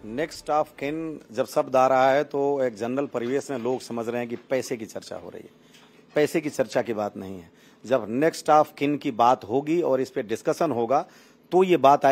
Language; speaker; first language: Hindi; native; Hindi